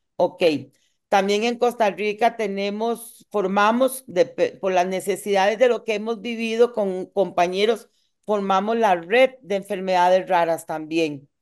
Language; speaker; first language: Spanish; native; Spanish